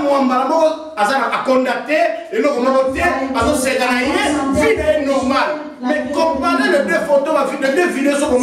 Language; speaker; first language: French; non-native, local second language; Lingala